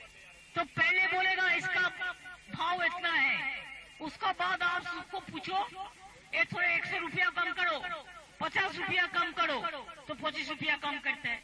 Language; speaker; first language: Hindi; non-native, local second language; Bangla